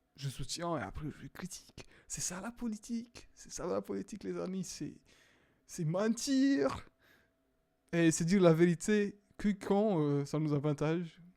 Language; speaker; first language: French; non-native, fluent; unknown